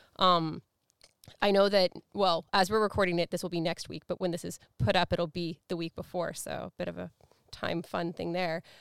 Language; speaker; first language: English; native; English